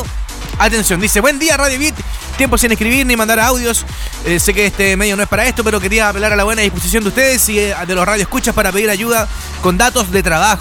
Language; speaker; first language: Spanish; native; Spanish